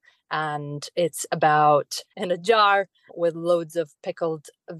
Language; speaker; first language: English; non-native, fluent; Romanian